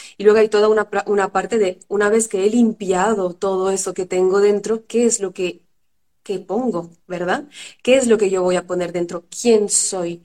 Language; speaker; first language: Spanish; non-native, fluent; French